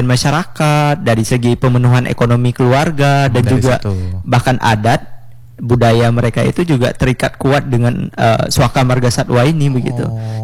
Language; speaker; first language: Indonesian; non-native, local second language; Minangkabau